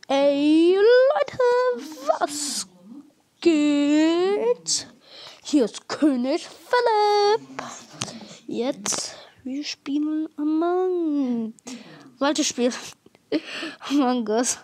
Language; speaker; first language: German; non-native, learner; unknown